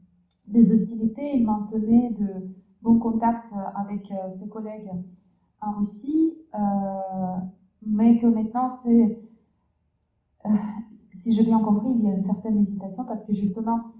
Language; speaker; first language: French; non-native, fluent; Russian